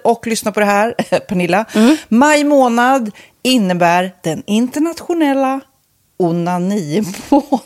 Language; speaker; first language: Swedish; native; Swedish